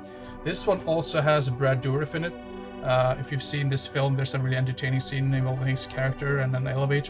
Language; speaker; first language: English; non-native, fluent; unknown